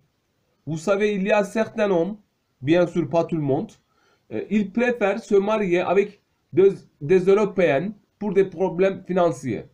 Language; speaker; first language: French; non-native, fluent; Turkish